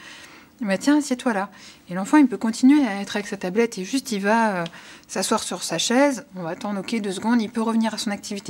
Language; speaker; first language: French; native; French